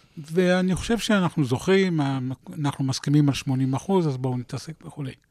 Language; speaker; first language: Hebrew; native; Hebrew